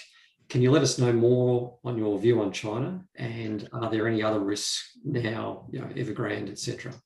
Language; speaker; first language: English; native; English